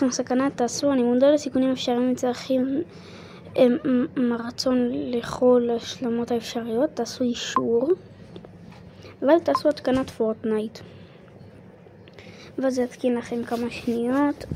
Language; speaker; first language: Hebrew; native; Hebrew